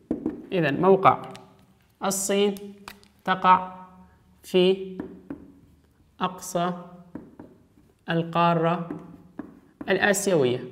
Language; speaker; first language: Arabic; non-native, local second language; Kurdish